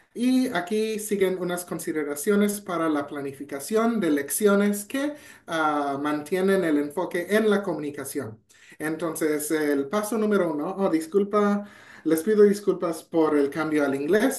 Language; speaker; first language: Spanish; non-native, fluent; English